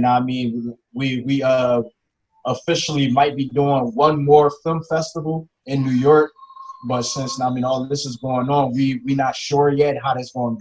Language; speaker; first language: English; native; English